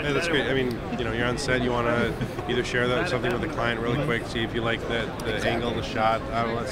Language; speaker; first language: English; native; English